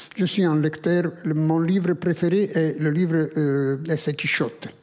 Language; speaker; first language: French; non-native, fluent; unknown